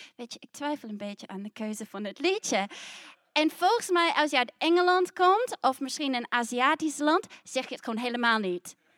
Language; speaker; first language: Dutch; non-native, fluent; English